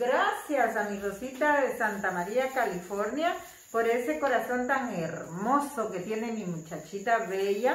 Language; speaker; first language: Spanish; native; Spanish